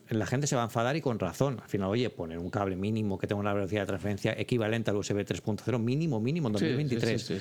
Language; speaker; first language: Spanish; native; Spanish